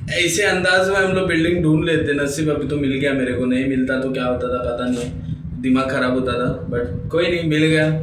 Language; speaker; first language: Hindi; non-native, local second language; Marathi